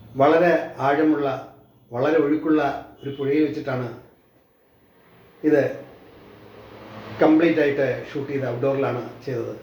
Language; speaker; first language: Malayalam; native; Malayalam